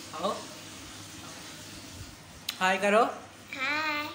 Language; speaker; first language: Hindi; native; Hindi